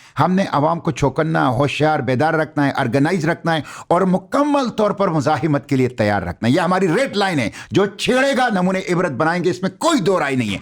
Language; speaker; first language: Urdu; non-native, local second language; Pashto